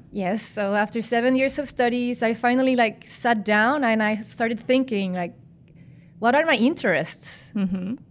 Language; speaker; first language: English; non-native, fluent; Spanish